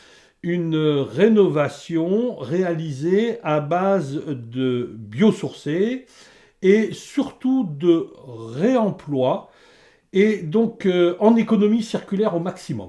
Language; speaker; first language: French; native; French